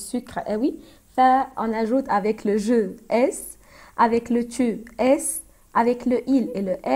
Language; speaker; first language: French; non-native, fluent; Arabic